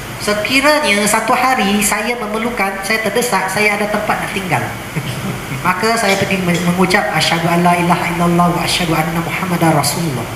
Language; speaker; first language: Malay; non-native, local second language; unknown